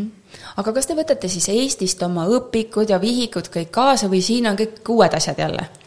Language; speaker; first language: Estonian; native; Estonian